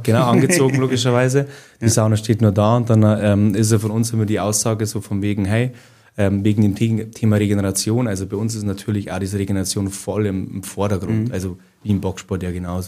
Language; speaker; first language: German; native; German